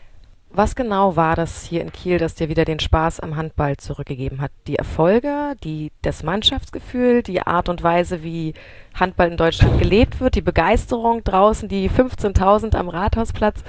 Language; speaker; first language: German; native; German